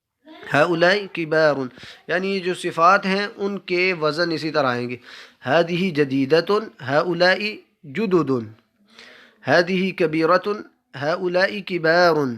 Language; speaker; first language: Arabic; non-native, fluent; Urdu